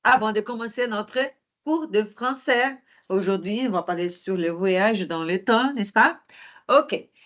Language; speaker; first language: French; non-native, fluent; Portuguese